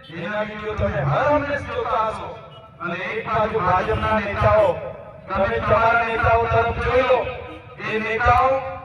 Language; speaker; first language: Gujarati; non-native, local second language; Bhili